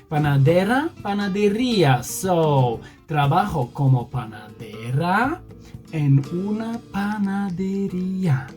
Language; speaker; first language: Spanish; non-native, fluent; English